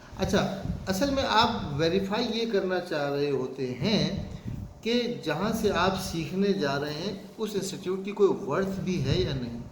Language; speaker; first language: Urdu; native; Urdu